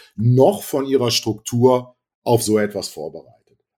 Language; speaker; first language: German; native; German